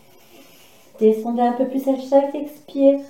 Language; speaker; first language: French; native; French